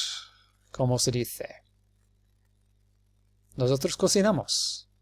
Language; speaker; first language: Spanish; non-native, fluent; English